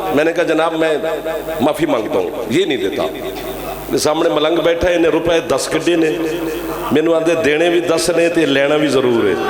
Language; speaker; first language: Urdu; non-native, local second language; Punjabi